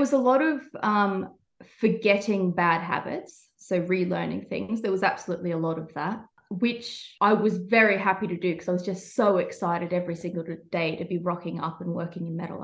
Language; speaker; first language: English; native; English